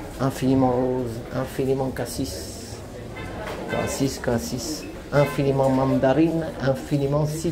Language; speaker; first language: French; native; French